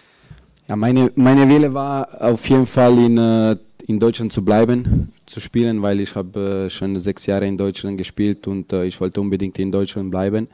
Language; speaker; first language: German; non-native, fluent; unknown